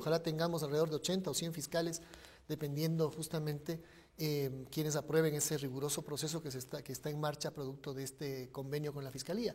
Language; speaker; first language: Spanish; native; Spanish